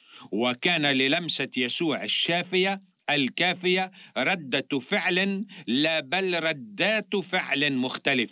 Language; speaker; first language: Arabic; native; Arabic